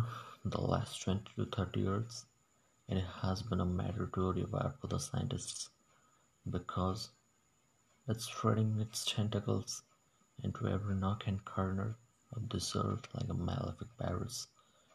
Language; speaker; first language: English; non-native, local second language; Odia